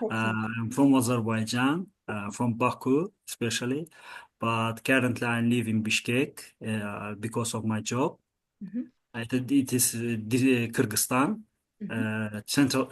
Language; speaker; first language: English; non-native, learner; Azerbaijani